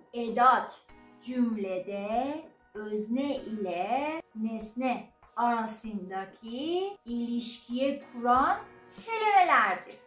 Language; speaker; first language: Turkish; non-native, learner; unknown